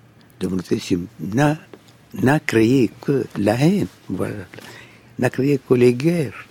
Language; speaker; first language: French; non-native, fluent; Arabic